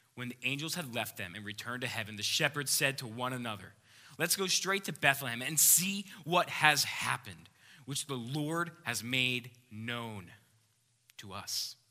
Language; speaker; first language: English; native; English